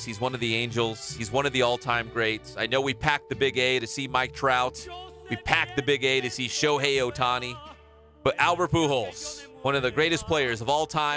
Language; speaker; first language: English; native; English